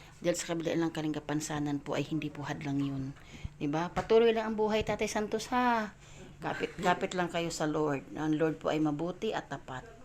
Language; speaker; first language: Filipino; non-native, local second language; Cebuano